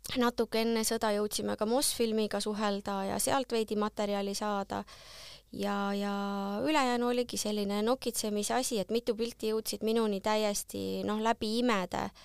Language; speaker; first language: Estonian; native; Estonian